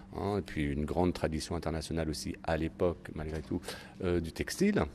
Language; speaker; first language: French; native; French